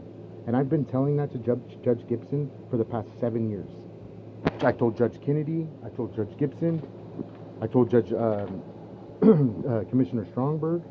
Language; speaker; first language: English; native; English